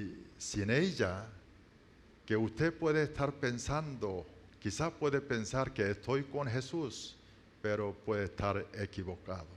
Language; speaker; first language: Spanish; non-native, learner; Korean